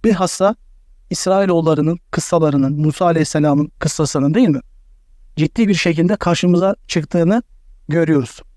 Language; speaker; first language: Turkish; native; Turkish